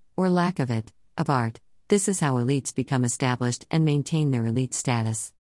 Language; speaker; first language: English; non-native, fluent; Persian